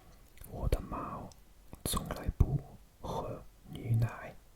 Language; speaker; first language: Chinese; non-native, learner; English